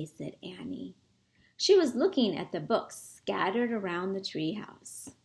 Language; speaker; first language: English; native; English